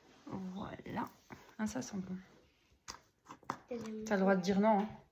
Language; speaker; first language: French; native; French